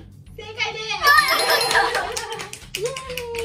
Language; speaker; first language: Japanese; native; Japanese